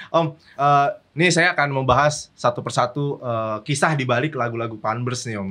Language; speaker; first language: Indonesian; native; Indonesian